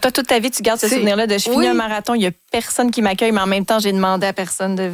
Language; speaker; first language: French; native; French